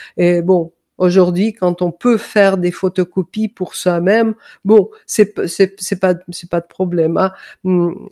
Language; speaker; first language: French; non-native, fluent; Danish